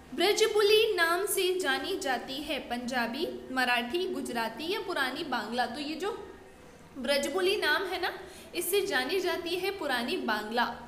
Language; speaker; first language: Hindi; native; Hindi